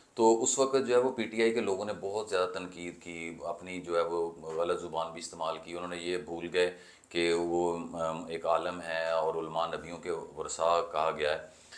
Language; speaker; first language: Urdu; native; Urdu